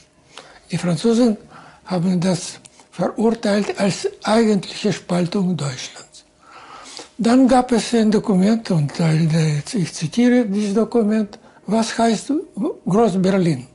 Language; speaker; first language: German; non-native, fluent; Russian